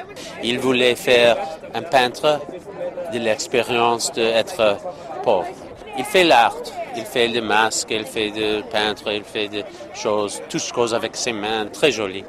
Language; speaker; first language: French; non-native, learner; English